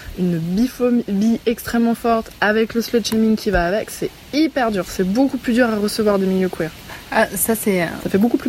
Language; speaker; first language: French; native; French